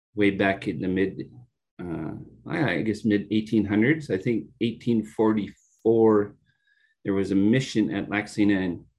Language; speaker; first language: English; native; English